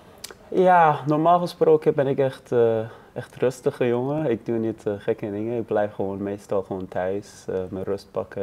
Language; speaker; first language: Dutch; non-native, learner; Persian